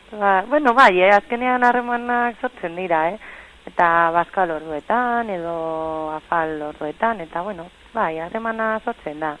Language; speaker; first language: Basque; non-native, local second language; Spanish